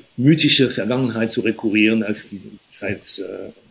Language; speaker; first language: German; non-native, fluent; French